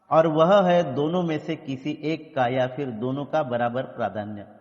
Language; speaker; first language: Hindi; non-native, local second language; Marathi